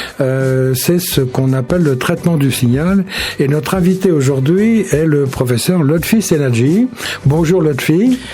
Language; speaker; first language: French; native; French